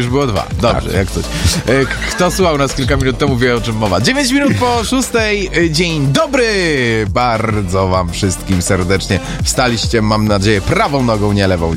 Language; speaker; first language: Polish; native; Polish